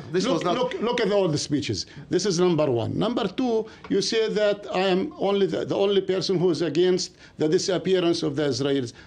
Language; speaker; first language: English; non-native, fluent; Arabic